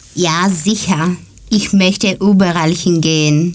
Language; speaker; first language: German; non-native, learner; Greek